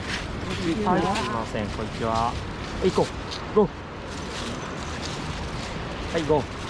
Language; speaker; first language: Japanese; native; Japanese